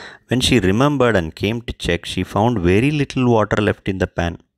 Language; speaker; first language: English; non-native, local second language; Tamil